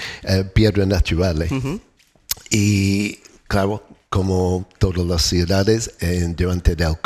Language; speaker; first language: Spanish; non-native, learner; English